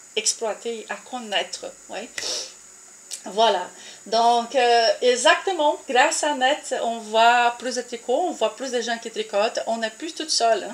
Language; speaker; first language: French; non-native, fluent; Portuguese